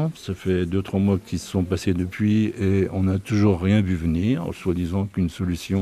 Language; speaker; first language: French; native; French